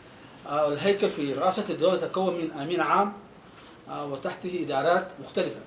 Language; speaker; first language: Arabic; native; Arabic